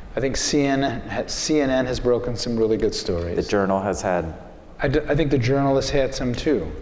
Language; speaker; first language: English; native; English